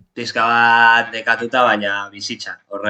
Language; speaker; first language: Basque; non-native, local second language; Spanish